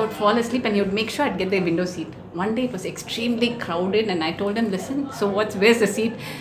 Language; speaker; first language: English; non-native, local second language; Tamil